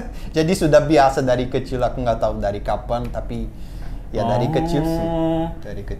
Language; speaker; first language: Indonesian; non-native, fluent; Portuguese